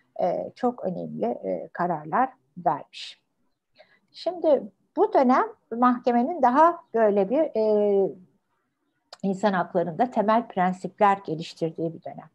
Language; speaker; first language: Turkish; native; Turkish